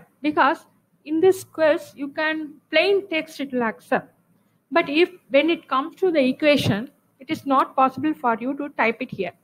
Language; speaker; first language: English; non-native, local second language; Tamil